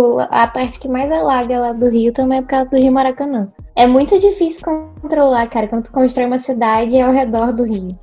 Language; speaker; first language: Portuguese; native; Portuguese